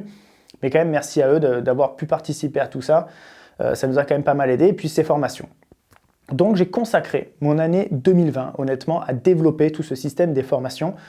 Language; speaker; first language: French; native; French